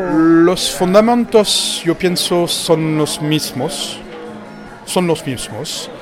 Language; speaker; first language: Spanish; non-native, learner; French